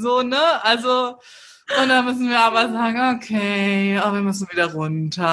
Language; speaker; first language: German; native; German